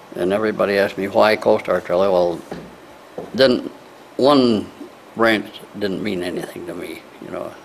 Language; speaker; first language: English; native; English